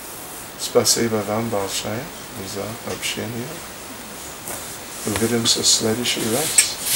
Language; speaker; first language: Russian; non-native, learner; English